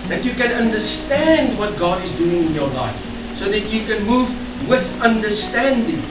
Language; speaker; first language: English; non-native, local second language; Afrikaans